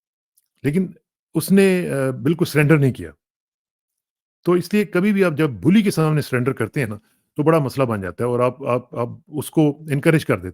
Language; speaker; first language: Urdu; native; Urdu